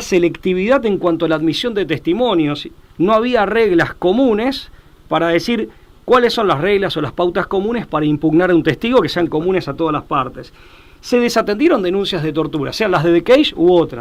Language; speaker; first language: Spanish; native; Spanish